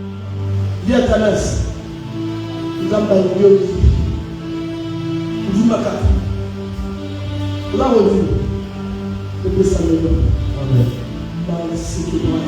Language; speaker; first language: French; non-native, local second language; Lingala